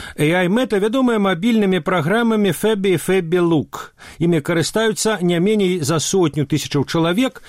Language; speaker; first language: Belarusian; native; Belarusian